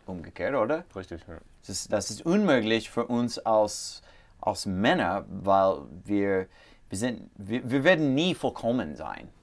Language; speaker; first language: German; non-native, learner; English